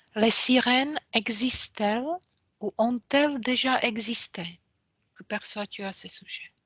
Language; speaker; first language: French; non-native, fluent; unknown